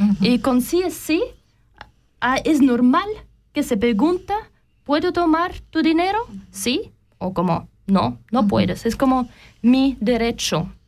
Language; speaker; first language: Spanish; non-native, learner; German